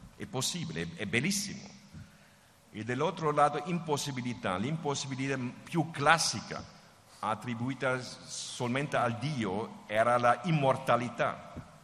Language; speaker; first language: Italian; non-native, fluent; German